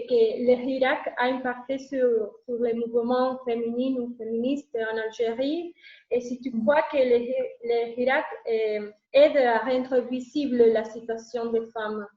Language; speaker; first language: French; non-native, learner; Spanish